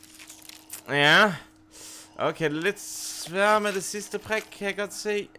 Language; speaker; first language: Danish; native; Danish